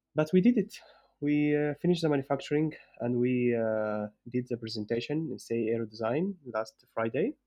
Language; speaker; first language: English; non-native, fluent; Arabic